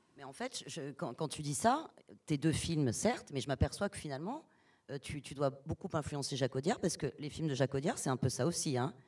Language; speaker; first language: French; native; French